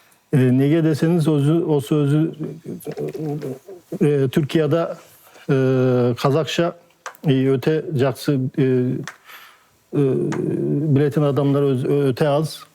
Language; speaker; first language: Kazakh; early bilingual, heritage; Turkish